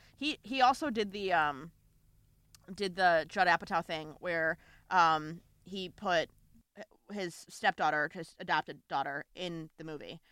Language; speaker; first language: English; native; English